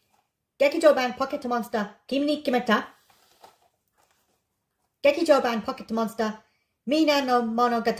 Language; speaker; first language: Japanese; non-native, learner; English